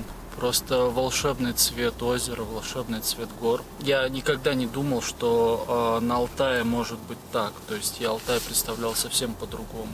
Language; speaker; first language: Russian; native; Russian